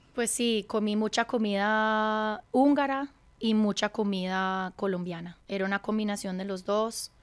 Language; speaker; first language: Spanish; early bilingual, heritage; Spanish